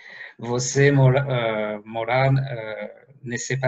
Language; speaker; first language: Portuguese; non-native, learner; French